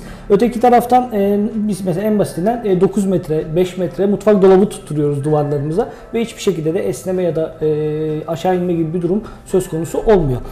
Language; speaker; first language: Turkish; native; Turkish